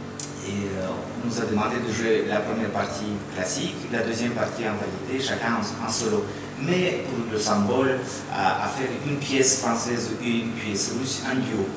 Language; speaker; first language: French; non-native, fluent; Russian